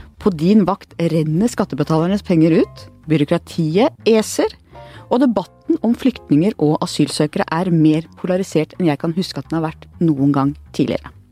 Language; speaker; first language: Norwegian; native; Norwegian